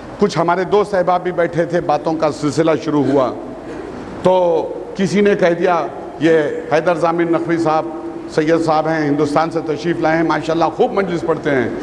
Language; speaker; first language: Urdu; non-native, local second language; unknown